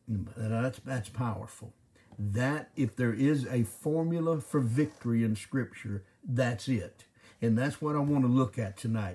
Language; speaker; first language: English; native; English